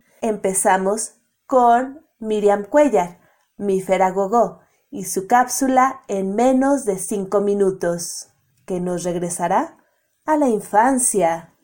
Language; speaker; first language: Spanish; native; Spanish